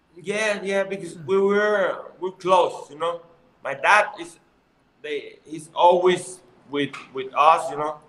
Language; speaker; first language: English; non-native, learner; Spanish